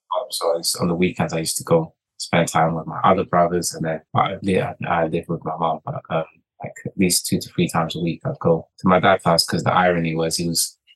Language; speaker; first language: English; early bilingual, other home language; Portuguese